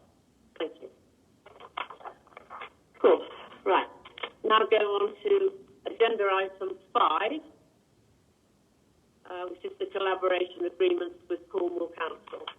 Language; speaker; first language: English; native; English